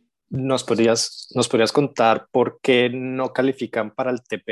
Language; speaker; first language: Spanish; native; Spanish